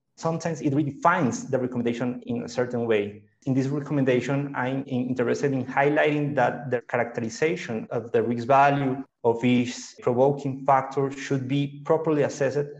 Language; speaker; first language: English; non-native, fluent; Spanish